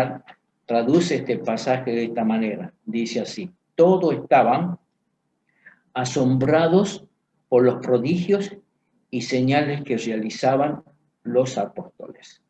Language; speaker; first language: Spanish; native; Spanish